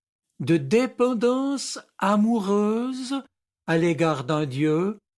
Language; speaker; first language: French; native; French